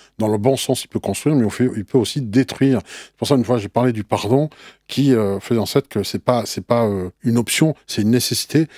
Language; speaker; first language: French; native; French